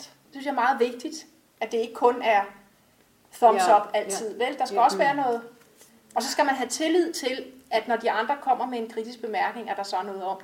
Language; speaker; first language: Danish; native; Danish